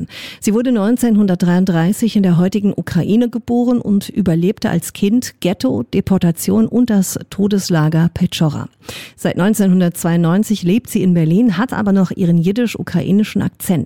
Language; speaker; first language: German; native; German